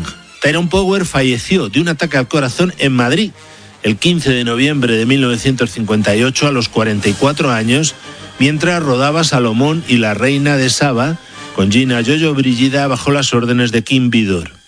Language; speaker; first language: Spanish; native; Spanish